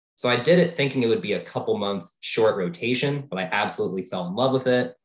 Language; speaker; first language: English; native; English